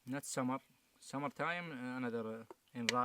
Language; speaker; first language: English; non-native, learner; Arabic